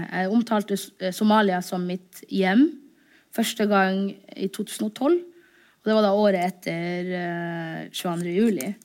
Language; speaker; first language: Norwegian; early bilingual, other home language; Somali